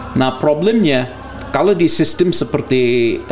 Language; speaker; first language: Indonesian; non-native, fluent; English